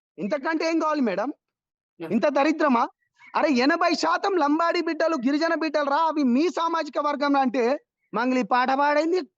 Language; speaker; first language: Telugu; non-native, local second language; Lambadi